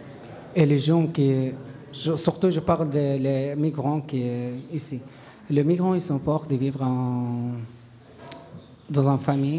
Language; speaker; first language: French; non-native, learner; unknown